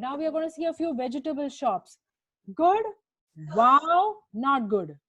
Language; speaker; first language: English; non-native, local second language; Hindi